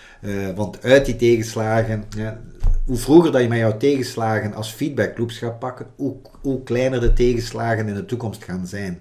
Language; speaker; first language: Dutch; native; Dutch